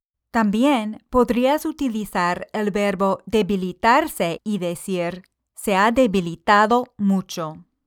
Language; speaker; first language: Spanish; non-native, fluent; English